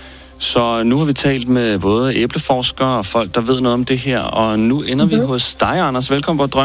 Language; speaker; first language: Danish; native; Danish